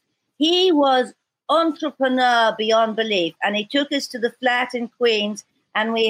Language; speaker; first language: English; native; English